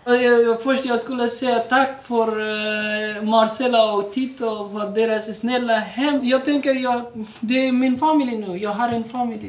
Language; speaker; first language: Swedish; non-native, learner; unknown